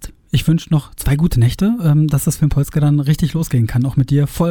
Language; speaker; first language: German; native; German